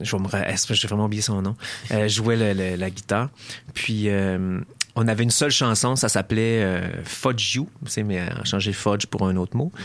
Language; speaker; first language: French; native; French